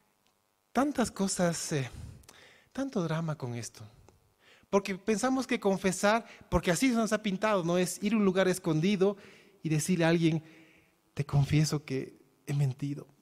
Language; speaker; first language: Spanish; native; Spanish